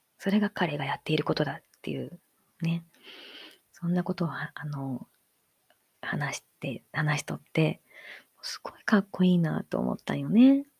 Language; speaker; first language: Japanese; native; Japanese